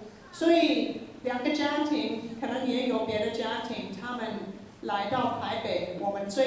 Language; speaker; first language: Chinese; early bilingual, other home language; English